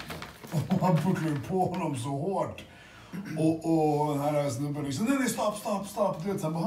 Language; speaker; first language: Swedish; early bilingual, other home language; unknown